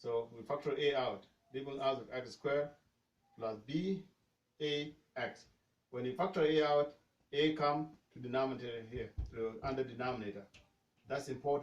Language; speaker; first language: English; non-native, fluent; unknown